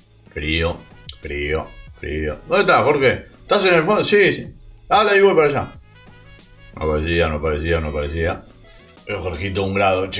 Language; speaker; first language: Spanish; native; Spanish